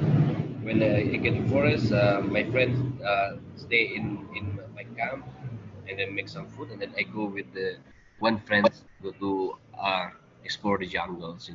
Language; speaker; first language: English; non-native, learner; Indonesian